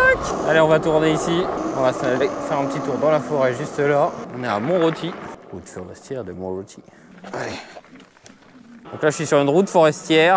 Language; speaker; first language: French; native; French